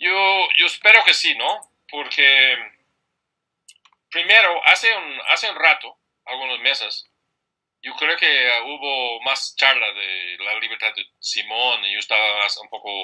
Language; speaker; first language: Spanish; non-native, fluent; English